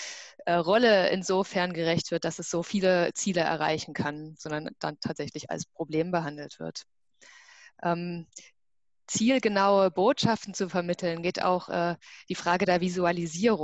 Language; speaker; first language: German; native; German